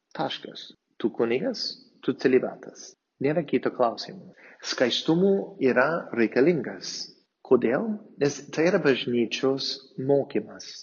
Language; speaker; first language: Lithuanian; non-native, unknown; English